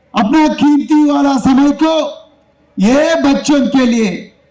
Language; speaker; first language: Hindi; non-native, local second language; Telugu